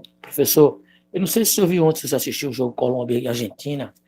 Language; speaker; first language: Portuguese; native; Portuguese